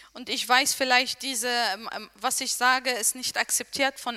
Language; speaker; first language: German; non-native, learner; Arabic